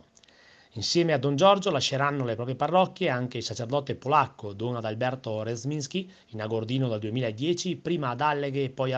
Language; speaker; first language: Italian; native; Italian